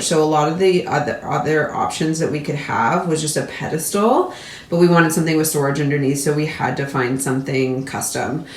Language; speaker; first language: English; native; English